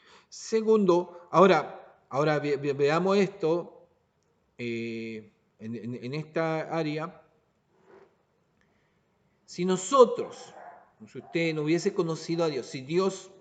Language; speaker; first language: Spanish; native; Spanish